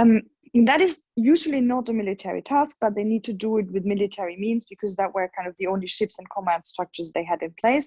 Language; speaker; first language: English; non-native, fluent; German